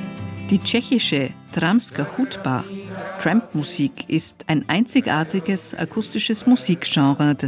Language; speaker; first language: German; native; German